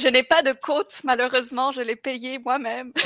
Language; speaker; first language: French; native; French